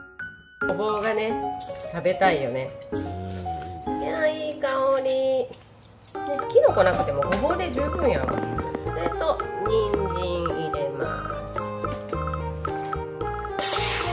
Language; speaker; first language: Japanese; native; Japanese